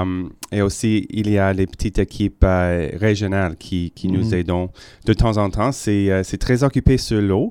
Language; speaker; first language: French; non-native, local second language; English